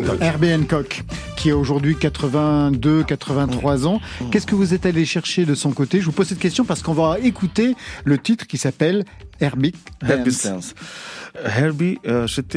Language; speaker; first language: French; native; French